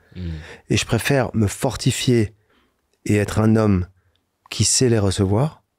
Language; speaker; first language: French; native; French